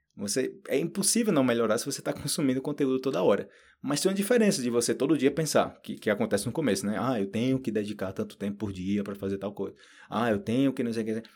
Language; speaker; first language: Portuguese; native; Portuguese